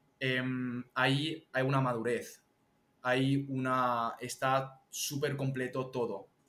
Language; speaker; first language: Spanish; early bilingual, other home language; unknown